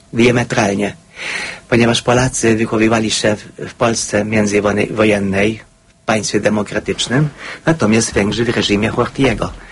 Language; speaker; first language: Polish; non-native, fluent; Hungarian